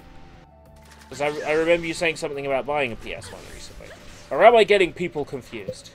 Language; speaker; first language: English; native; English